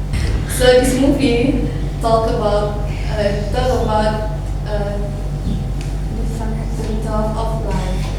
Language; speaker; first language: English; non-native, learner; Indonesian